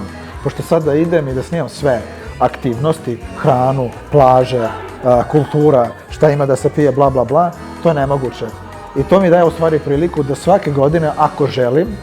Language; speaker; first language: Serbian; early bilingual, heritage; Serbian